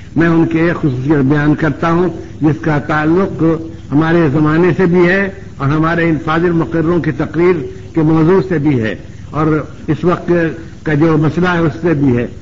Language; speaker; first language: Urdu; native; Urdu